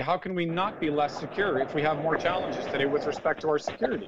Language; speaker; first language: English; early bilingual, other home language; Ukrainian